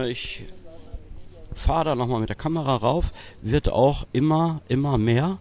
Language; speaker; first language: German; native; German